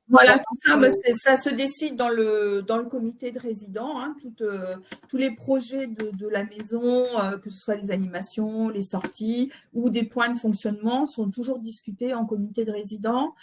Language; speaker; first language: French; native; French